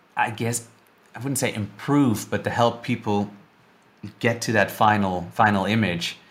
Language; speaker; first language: English; non-native, fluent; Dutch